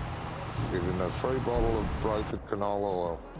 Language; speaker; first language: English; native; English